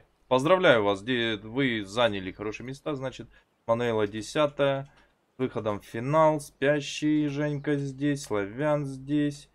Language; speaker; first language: Russian; native; Russian